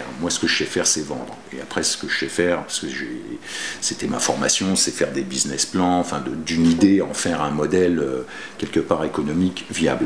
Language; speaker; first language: French; native; French